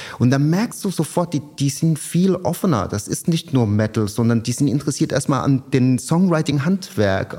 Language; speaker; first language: German; native; German